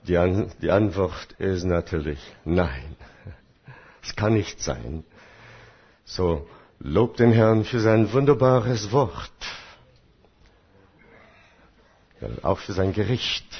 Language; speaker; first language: German; non-native, fluent; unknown